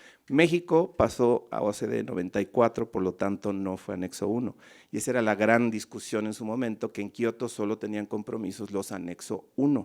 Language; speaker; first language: Spanish; native; Spanish